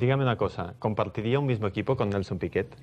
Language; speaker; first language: Spanish; native; Spanish